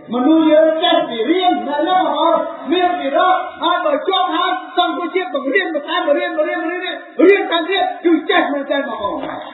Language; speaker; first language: Khmer; native; Khmer